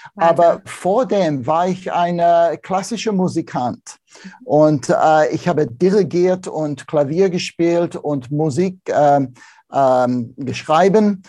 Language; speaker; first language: German; non-native, learner; English